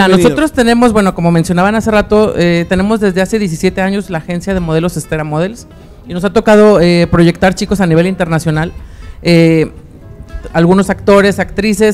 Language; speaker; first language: Spanish; native; Spanish